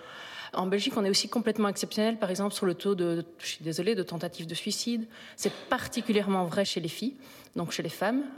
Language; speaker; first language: French; native; French